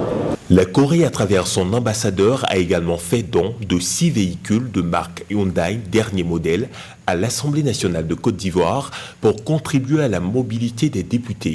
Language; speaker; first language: French; native; French